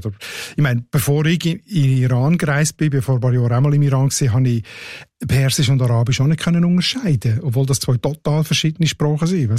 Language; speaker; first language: German; native; German